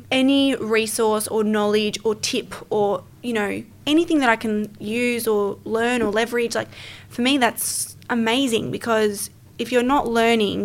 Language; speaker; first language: English; native; English